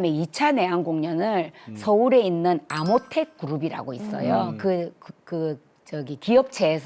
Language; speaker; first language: Korean; native; Korean